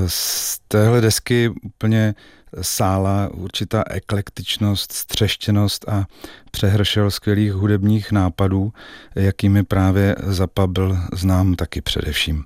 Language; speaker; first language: Czech; native; Czech